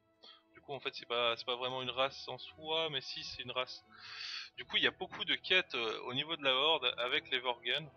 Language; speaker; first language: French; native; French